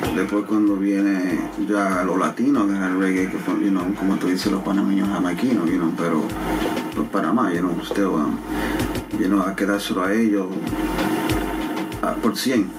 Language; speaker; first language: Spanish; native; Spanish